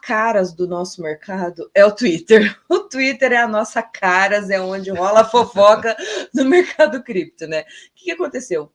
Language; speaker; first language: Portuguese; native; Portuguese